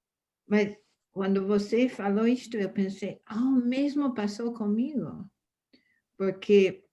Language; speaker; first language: Portuguese; non-native, fluent; English